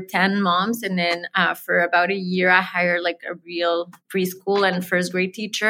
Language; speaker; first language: English; non-native, fluent; French